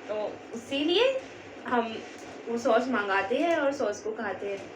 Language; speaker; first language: Hindi; non-native, local second language; Bangla